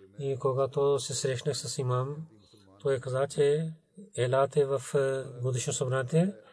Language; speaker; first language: Bulgarian; non-native, learner; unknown